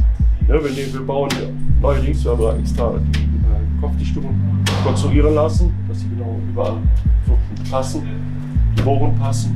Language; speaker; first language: German; native; German